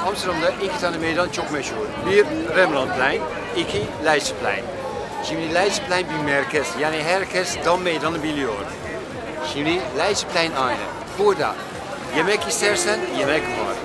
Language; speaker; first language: Turkish; non-native, fluent; Dutch